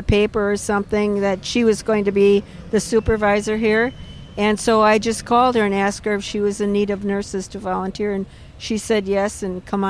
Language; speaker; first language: English; native; English